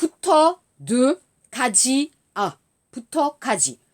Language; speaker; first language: Korean; non-native, learner; French